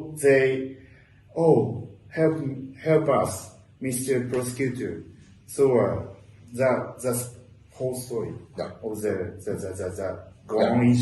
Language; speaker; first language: English; non-native, learner; Japanese